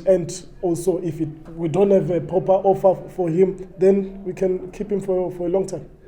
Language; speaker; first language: English; non-native, local second language; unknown